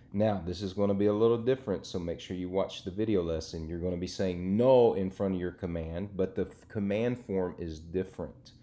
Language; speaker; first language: English; native; English